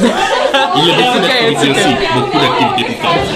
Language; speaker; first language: French; non-native, learner; Portuguese